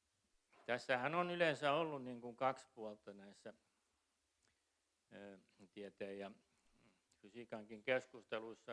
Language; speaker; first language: Finnish; native; Finnish